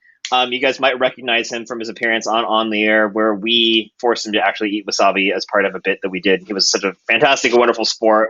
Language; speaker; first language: English; native; English